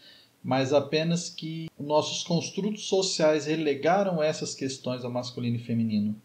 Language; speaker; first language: Portuguese; native; Portuguese